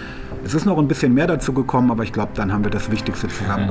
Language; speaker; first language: German; native; German